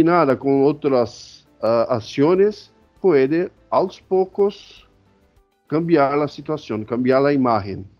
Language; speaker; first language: Portuguese; non-native, fluent; Spanish